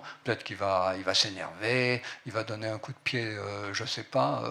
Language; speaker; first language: French; native; French